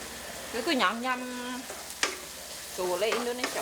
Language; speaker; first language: Korean; non-native, learner; Indonesian